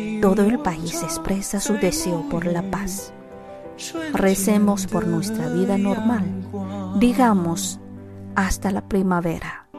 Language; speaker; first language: Spanish; non-native, fluent; Chinese